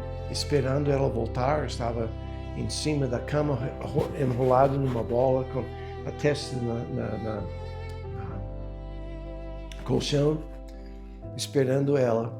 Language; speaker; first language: Portuguese; non-native, fluent; English